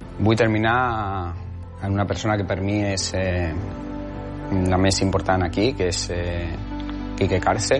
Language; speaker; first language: Catalan; non-native, local second language; Spanish